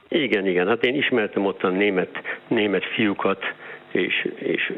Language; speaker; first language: Hungarian; early bilingual, heritage; Hungarian